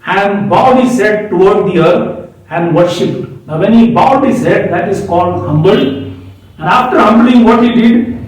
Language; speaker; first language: English; non-native, local second language; Hindi